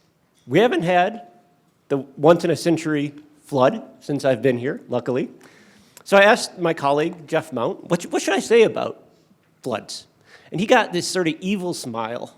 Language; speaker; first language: English; native; English